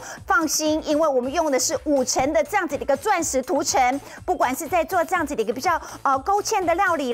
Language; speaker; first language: Chinese; native; Chinese